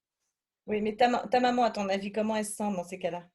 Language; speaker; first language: French; native; French